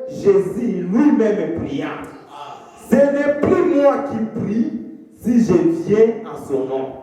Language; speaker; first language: French; non-native, local second language; Swahili